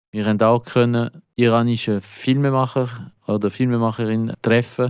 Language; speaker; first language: German; non-native, local second language; French